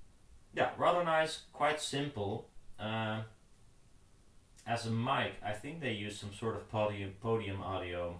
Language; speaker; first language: English; non-native, fluent; Dutch